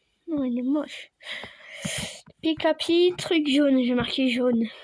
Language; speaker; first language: French; native; French